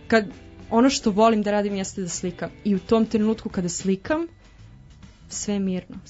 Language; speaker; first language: Serbian; native; Serbian